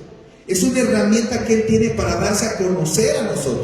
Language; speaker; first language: Spanish; native; Spanish